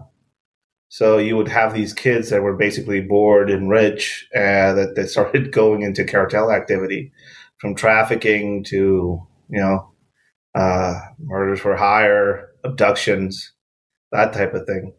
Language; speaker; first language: English; non-native, fluent; Spanish